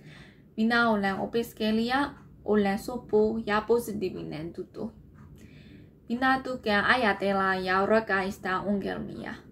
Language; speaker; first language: Finnish; non-native, learner; Burmese